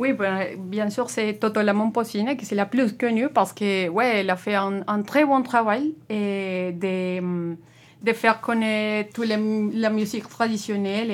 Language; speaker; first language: French; non-native, learner; Spanish